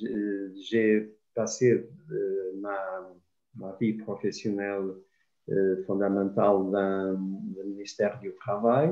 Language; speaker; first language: French; non-native, fluent; Portuguese